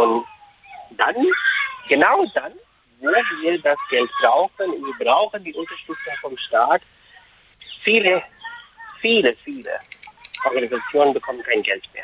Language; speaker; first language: German; non-native, fluent; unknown